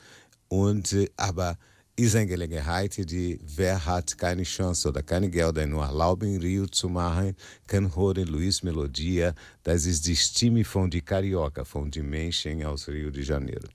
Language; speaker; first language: German; non-native, learner; Portuguese